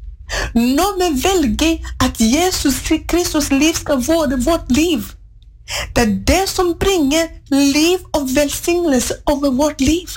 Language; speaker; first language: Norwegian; non-native, fluent; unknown